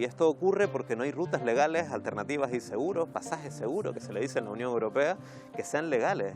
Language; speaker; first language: Spanish; native; Spanish